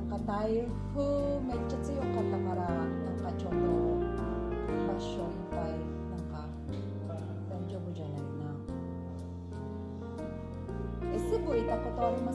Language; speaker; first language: Japanese; non-native, fluent; Filipino